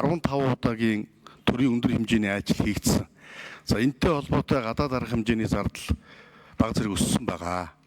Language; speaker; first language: Mongolian; native; Mongolian